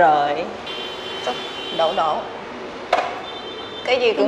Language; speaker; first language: Vietnamese; non-native, learner; Japanese